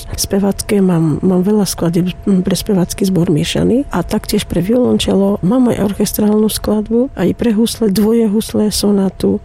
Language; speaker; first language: Slovak; non-native, fluent; Armenian